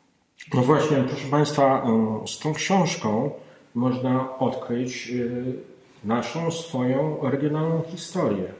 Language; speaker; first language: Polish; native; Polish